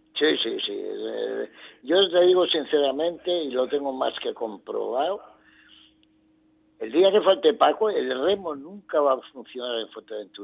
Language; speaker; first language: Spanish; native; Spanish